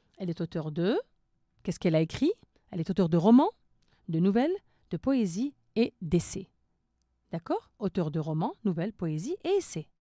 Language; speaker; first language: French; non-native, local second language; Arabic